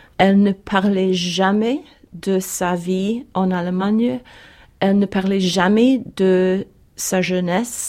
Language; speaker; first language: French; non-native, learner; English